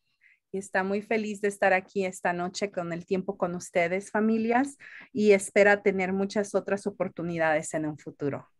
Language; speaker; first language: Spanish; early bilingual, heritage; Spanish